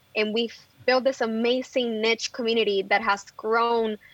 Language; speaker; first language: English; non-native, fluent; Spanish